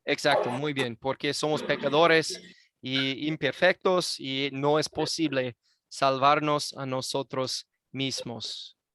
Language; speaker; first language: Spanish; non-native, fluent; English